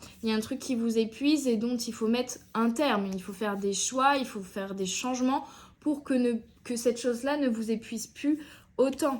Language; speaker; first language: French; native; French